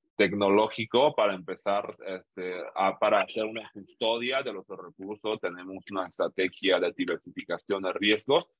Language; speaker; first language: Spanish; non-native, fluent; Chinese